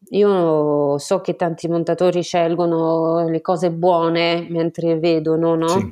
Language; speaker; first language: Italian; non-native, fluent; French